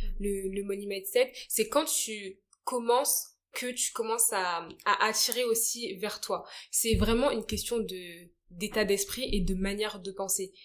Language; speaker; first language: French; early bilingual, other home language; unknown